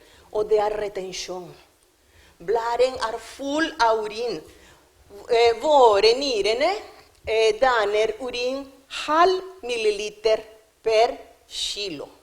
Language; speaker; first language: Norwegian; non-native, learner; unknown